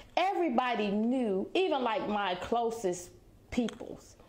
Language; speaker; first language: English; native; English